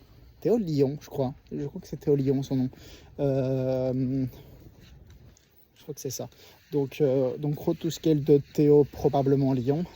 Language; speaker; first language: French; native; French